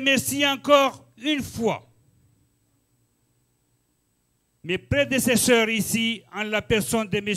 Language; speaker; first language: French; non-native, local second language; Ngazidja Comorian